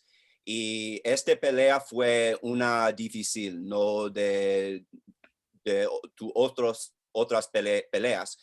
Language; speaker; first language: Spanish; non-native, learner; English